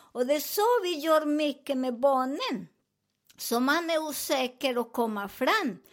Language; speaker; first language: Swedish; non-native, learner; Spanish